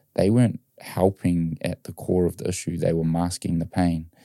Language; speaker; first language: English; native; English